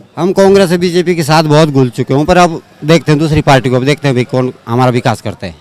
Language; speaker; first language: Hindi; native; Hindi